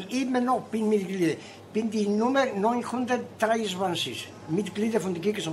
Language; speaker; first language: German; non-native, fluent; Spanish